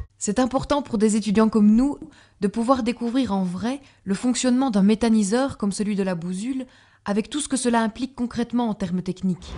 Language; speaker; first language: French; native; French